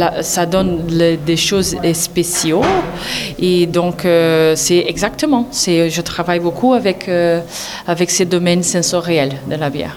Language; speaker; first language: French; non-native, learner; Portuguese